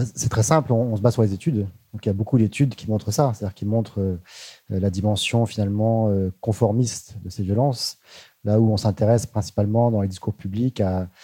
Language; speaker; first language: French; native; French